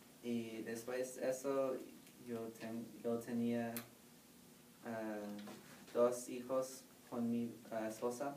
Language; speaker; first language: Spanish; non-native, learner; English